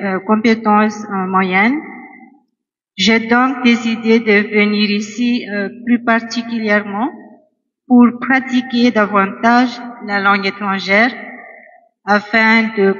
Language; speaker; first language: French; non-native, local second language; Malagasy